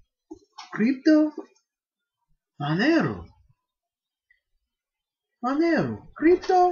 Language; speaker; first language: Greek; non-native, fluent; English